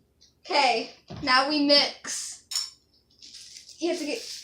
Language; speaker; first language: English; native; English